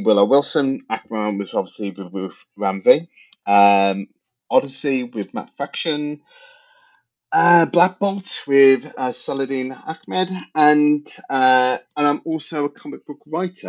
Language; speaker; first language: English; native; English